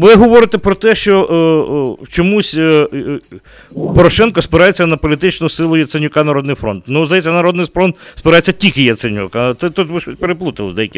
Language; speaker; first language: Ukrainian; native; Ukrainian